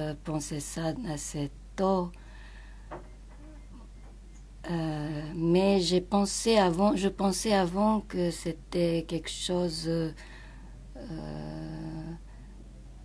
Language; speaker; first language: French; non-native, fluent; Japanese